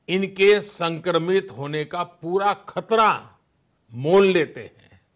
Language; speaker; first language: Hindi; native; Hindi